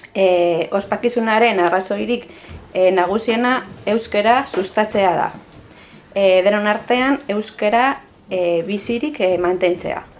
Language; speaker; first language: Basque; non-native, local second language; Spanish